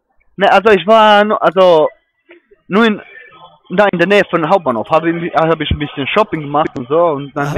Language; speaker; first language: German; non-native, fluent; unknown